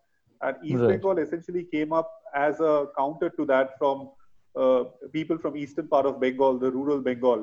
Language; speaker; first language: English; non-native, local second language; Bangla